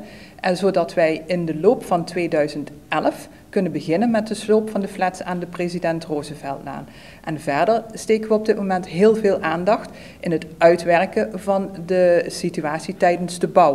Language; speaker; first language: Dutch; native; Dutch